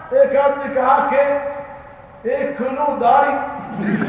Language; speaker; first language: Urdu; non-native, learner; Arabic